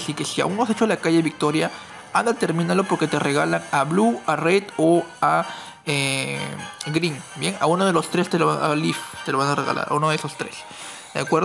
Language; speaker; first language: Spanish; native; Spanish